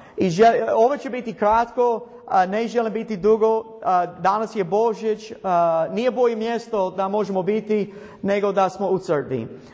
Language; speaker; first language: Croatian; non-native, learner; English